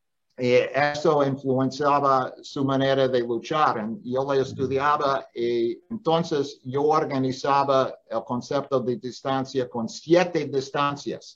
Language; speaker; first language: Spanish; non-native, fluent; English